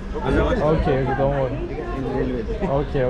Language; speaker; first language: English; non-native, learner; Turkish